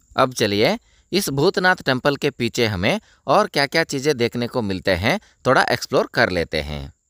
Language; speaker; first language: Hindi; non-native, local second language; Kannada